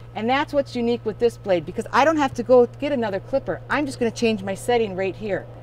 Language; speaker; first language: English; native; English